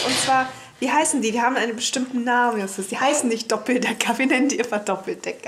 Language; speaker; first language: German; native; German